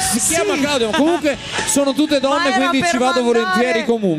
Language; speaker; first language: Italian; native; Italian